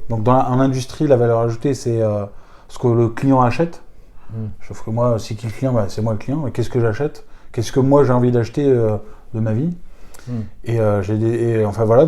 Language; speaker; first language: French; native; French